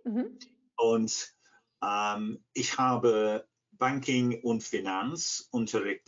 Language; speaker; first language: German; non-native, fluent; English